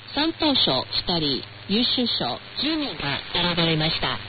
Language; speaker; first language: Japanese; non-native, fluent; Chinese